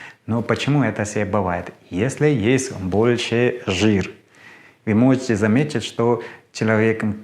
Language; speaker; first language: Russian; non-native, learner; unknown